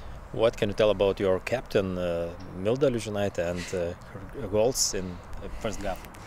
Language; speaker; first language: English; non-native, learner; Lithuanian